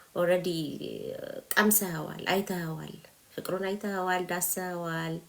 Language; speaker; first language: Amharic; native; Amharic